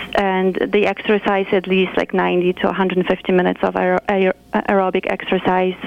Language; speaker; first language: English; non-native, fluent; Polish